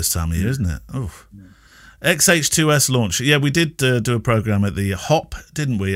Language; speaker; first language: English; native; English